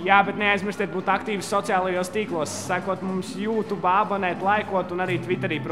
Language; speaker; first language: Latvian; native; Latvian